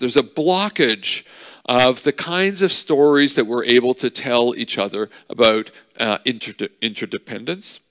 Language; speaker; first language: English; native; English